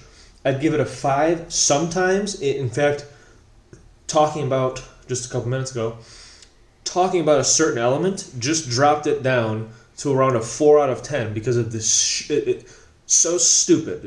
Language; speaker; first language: English; native; English